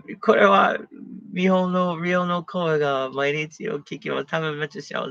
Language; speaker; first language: Japanese; non-native, learner; English